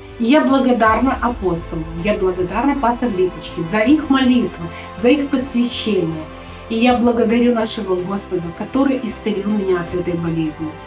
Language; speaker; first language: Russian; native; Russian